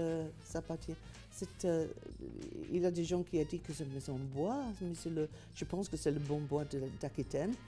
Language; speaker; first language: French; non-native, learner; English